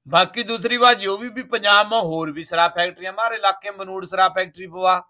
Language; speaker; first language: Hindi; non-native, local second language; Punjabi